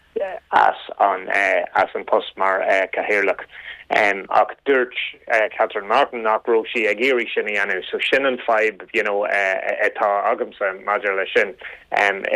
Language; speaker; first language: Irish; non-native, local second language; English